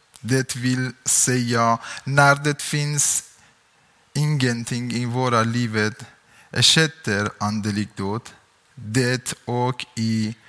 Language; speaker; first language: Swedish; non-native, learner; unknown